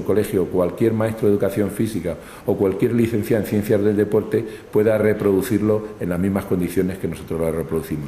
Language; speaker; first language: Spanish; native; Spanish